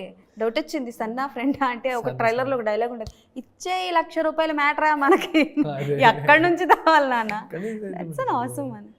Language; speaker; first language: Telugu; native; Telugu